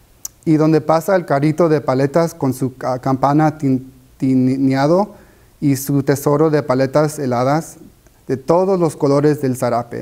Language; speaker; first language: Spanish; early bilingual, heritage; Spanish